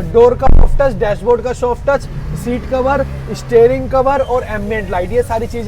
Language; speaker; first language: Hindi; native; Hindi